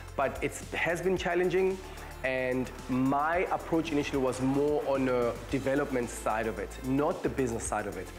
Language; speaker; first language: English; non-native, local second language; Zulu